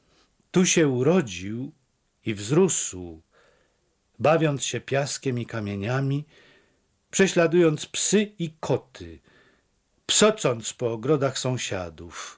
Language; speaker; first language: Polish; native; Polish